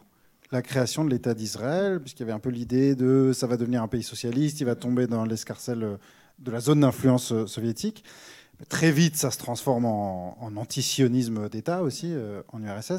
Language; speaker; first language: French; native; French